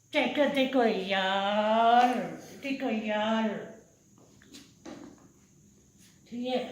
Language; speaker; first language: Hindi; non-native, learner; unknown